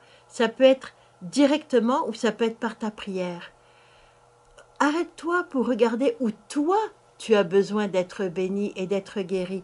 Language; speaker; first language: French; native; French